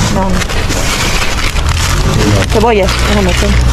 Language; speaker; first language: Spanish; non-native, learner; Filipino